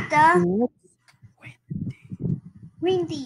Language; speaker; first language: English; non-native, learner; Vietnamese